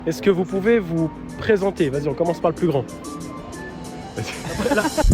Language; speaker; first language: French; native; French